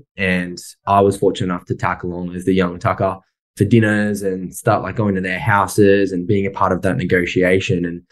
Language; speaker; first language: English; native; English